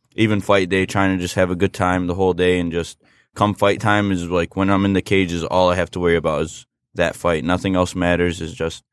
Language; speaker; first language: English; native; English